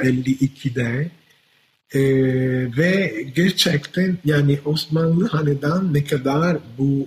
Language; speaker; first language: Turkish; non-native, fluent; Italian